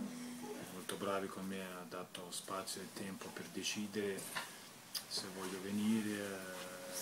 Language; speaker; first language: Italian; non-native, fluent; Lithuanian